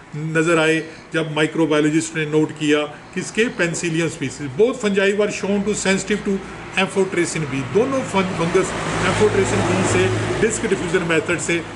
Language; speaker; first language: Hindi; non-native, local second language; Punjabi